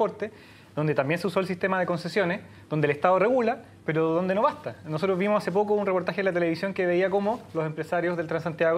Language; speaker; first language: Spanish; native; Spanish